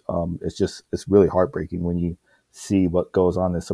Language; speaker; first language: English; native; English